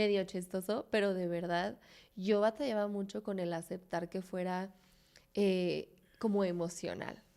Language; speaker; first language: Spanish; native; Spanish